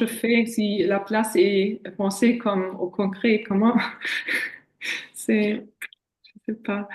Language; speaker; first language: French; non-native, fluent; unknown